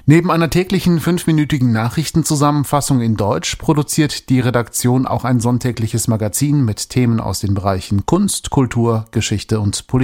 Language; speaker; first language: German; native; German